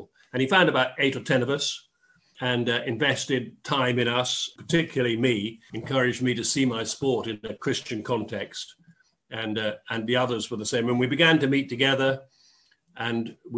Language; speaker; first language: English; native; English